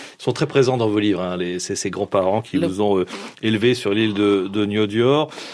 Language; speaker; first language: French; native; French